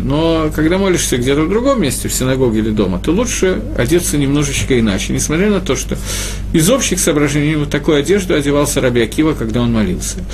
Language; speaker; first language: Russian; native; Russian